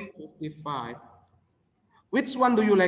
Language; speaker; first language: English; non-native, local second language; Indonesian